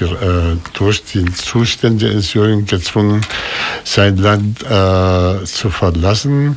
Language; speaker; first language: German; non-native, fluent; Arabic